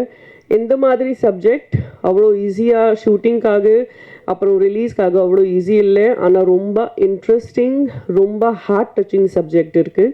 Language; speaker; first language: Tamil; non-native, fluent; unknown